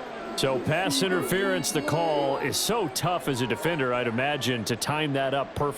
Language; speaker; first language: English; native; English